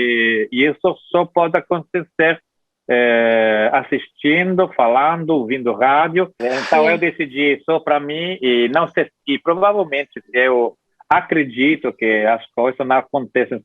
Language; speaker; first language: Portuguese; non-native, fluent; Italian